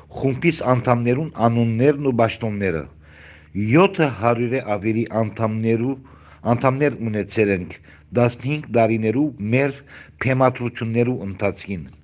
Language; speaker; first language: Armenian; native; Armenian